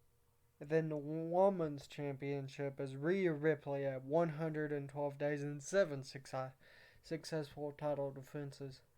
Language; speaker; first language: English; native; English